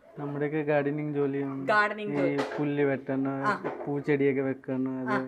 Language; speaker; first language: Malayalam; non-native, local second language; Odia